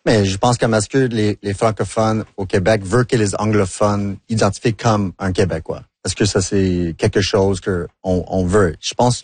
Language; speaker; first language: French; non-native, local second language; English